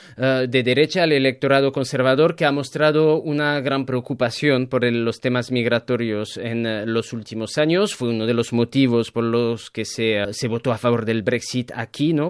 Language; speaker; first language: Spanish; native; Spanish